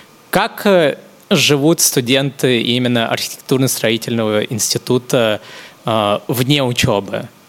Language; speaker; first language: Russian; non-native, fluent; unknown